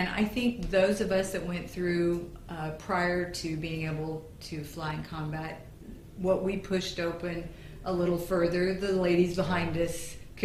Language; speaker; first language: English; native; English